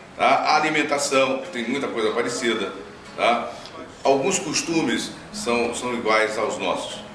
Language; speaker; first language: Portuguese; native; Portuguese